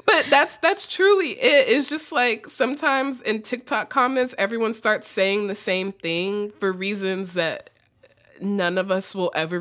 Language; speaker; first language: English; native; English